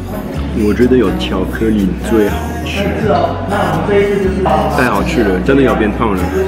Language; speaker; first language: Chinese; non-native, fluent; French